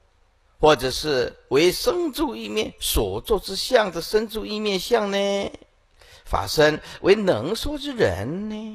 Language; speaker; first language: Chinese; native; Chinese